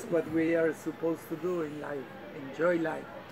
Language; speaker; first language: English; non-native, fluent; Spanish